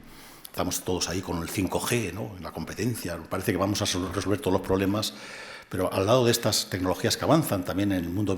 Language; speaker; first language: Spanish; native; Spanish